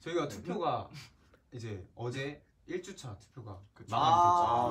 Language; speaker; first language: Korean; native; Korean